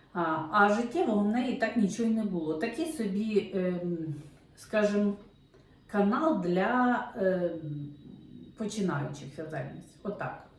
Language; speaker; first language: Ukrainian; non-native, local second language; Russian